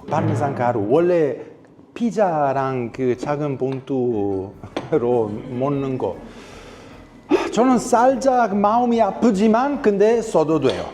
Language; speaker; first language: Korean; non-native, fluent; Italian